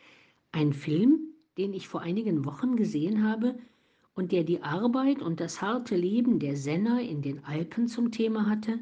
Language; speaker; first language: German; native; German